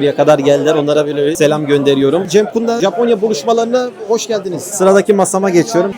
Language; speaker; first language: Turkish; native; Turkish